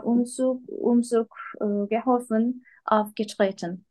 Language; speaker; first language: German; non-native, learner; Turkish